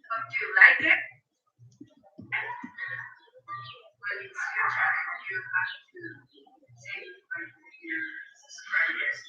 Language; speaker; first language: English; non-native, learner; Spanish